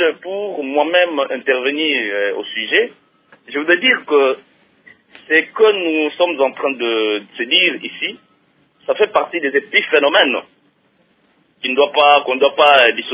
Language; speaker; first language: French; non-native, local second language; Lingala